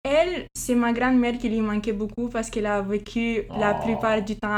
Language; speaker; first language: French; non-native, fluent; Romanian